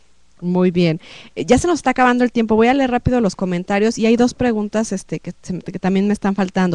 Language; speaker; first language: Spanish; native; Spanish